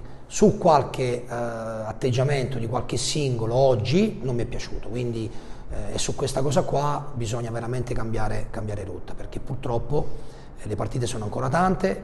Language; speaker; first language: Italian; native; Italian